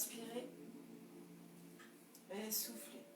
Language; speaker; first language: French; native; French